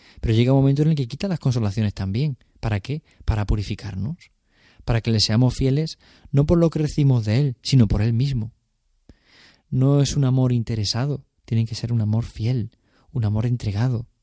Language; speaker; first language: Spanish; native; Spanish